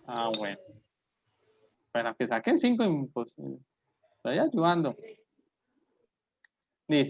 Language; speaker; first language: Spanish; native; Spanish